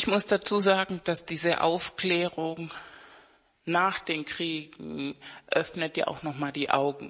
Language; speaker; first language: German; non-native, fluent; Spanish